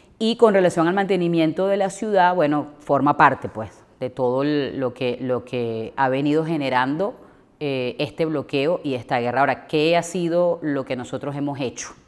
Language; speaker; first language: Spanish; native; Spanish